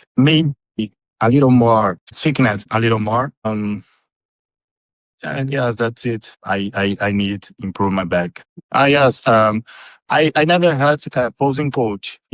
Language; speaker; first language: English; non-native, learner; Portuguese